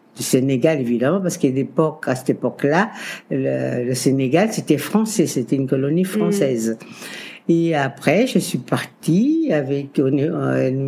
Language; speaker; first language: French; non-native, local second language; Kabuverdianu